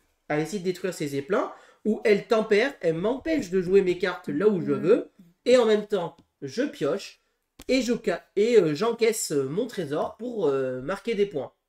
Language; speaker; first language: French; native; French